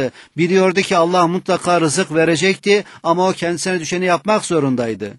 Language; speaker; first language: Turkish; native; Turkish